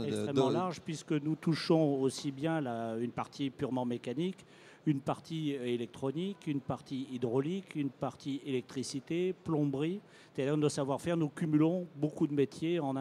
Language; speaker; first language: French; native; French